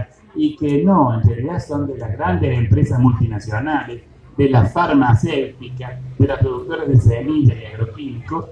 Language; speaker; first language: Spanish; native; Spanish